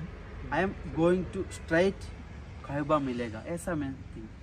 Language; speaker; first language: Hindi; non-native, local second language; Malayalam